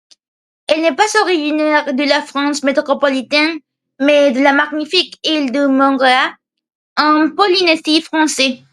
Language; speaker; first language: French; non-native, learner; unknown